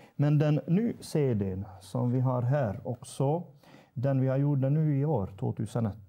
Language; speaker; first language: Swedish; non-native, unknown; Hungarian